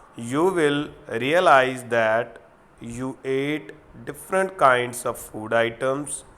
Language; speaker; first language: English; non-native, local second language; Punjabi